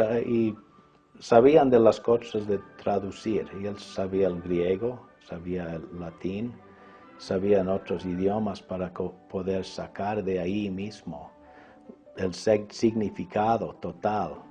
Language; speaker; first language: Spanish; early bilingual, other home language; English